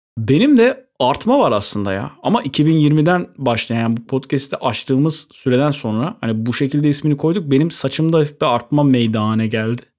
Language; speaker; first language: Turkish; native; Turkish